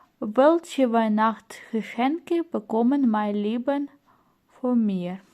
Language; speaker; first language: German; non-native, learner; Ukrainian